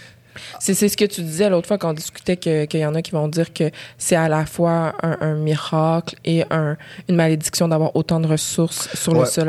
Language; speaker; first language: French; native; French